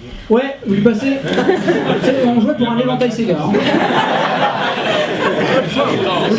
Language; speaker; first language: French; native; French